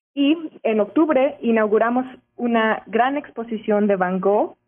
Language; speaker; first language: Spanish; early bilingual, heritage; Spanish